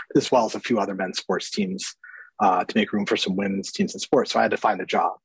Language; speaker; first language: English; native; English